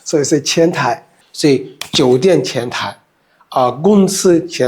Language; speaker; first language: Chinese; non-native, fluent; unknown